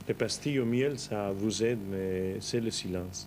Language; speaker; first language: French; non-native, fluent; Spanish